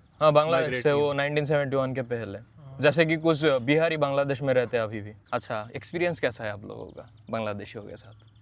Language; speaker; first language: Hindi; non-native, fluent; Bangla